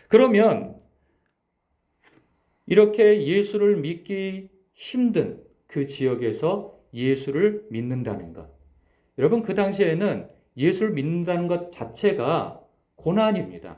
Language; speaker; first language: Korean; native; Korean